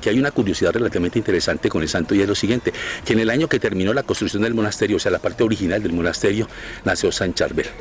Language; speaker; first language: Spanish; native; Spanish